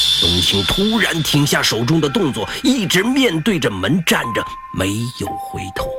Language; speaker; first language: Chinese; native; Chinese